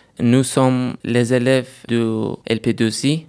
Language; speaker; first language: French; non-native, learner; Persian